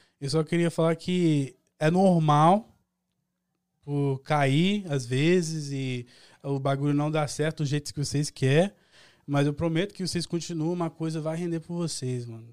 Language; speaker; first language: Portuguese; early bilingual, heritage; Portuguese